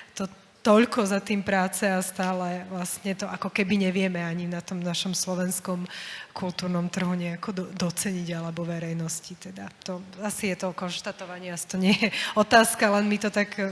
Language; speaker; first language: Slovak; native; Slovak